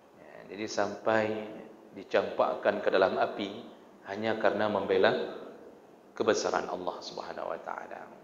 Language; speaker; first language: Malay; non-native, local second language; Achinese